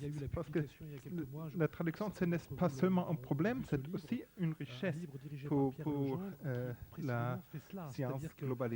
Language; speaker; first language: French; non-native, fluent; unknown